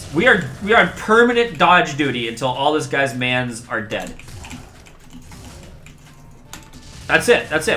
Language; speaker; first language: English; native; English